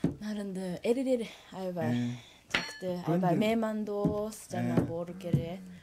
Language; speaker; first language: Kyrgyz; non-native, learner; Japanese